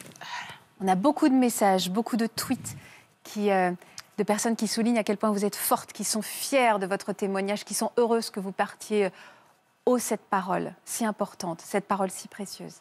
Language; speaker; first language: French; native; French